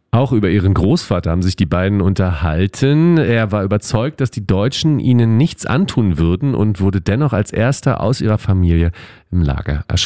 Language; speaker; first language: German; native; German